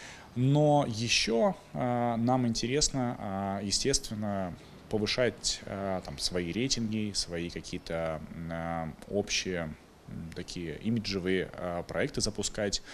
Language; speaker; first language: Russian; native; Russian